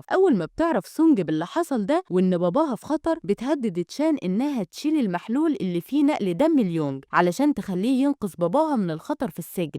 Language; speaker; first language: Arabic; native; Arabic